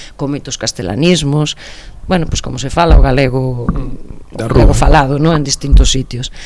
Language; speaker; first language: Galician; non-native, local second language; Spanish